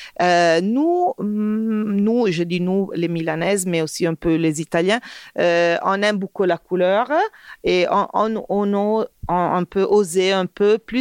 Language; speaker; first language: French; non-native, fluent; Italian